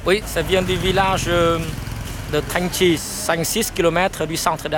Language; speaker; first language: French; non-native, fluent; Vietnamese